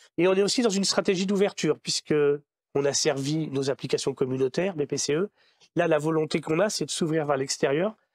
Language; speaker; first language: French; native; French